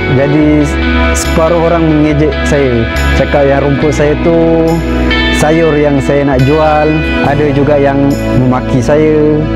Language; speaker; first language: Malay; non-native, local second language; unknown